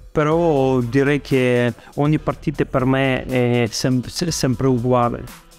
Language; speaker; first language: Italian; non-native, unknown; Russian